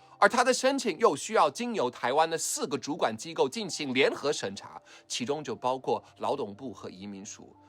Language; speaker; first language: Chinese; non-native, fluent; English